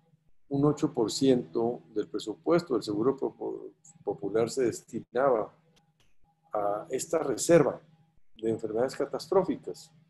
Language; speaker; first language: Spanish; native; Spanish